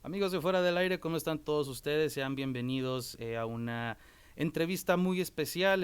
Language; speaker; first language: Spanish; native; Spanish